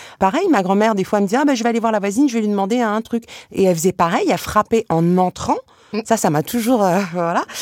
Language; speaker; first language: French; early bilingual, other home language; Arabic